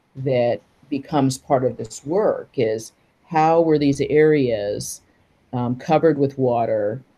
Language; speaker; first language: English; native; English